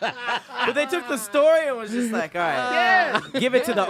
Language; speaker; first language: English; native; English